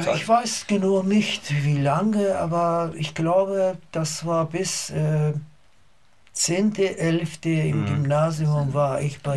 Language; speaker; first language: German; non-native, learner; Azerbaijani